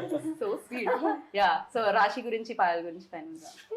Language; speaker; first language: Telugu; native; Telugu